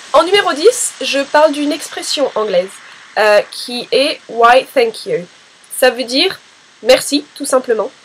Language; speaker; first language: French; native; French